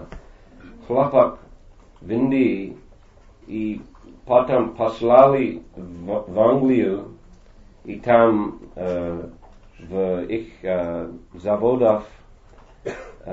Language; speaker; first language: Russian; non-native, fluent; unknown